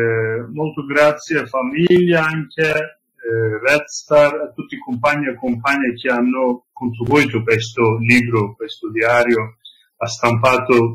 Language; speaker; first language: Italian; non-native, learner; Kurdish